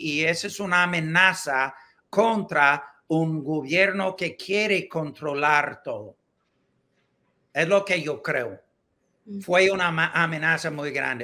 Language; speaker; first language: Spanish; non-native, learner; English